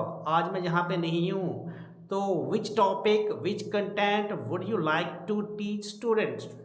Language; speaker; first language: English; non-native, local second language; Hindi